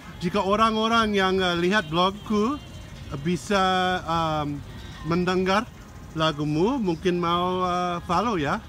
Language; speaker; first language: Indonesian; non-native, learner; English